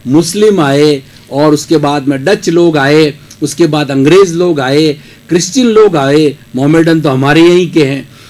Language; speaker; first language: Hindi; native; Hindi